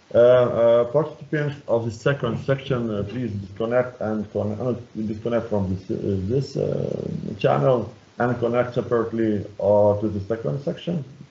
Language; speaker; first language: English; non-native, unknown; Lithuanian